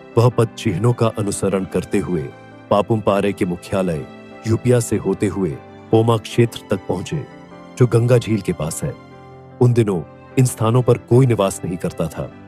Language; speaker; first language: Hindi; non-native, local second language; Nyishi